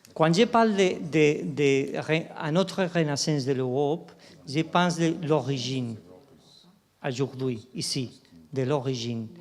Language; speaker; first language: French; non-native, fluent; Spanish